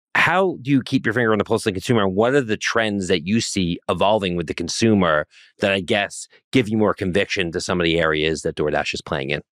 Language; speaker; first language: English; native; English